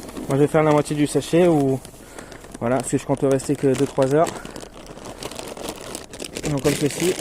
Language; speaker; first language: French; native; French